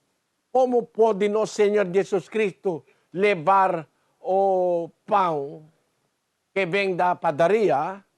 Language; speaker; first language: Portuguese; non-native, learner; Filipino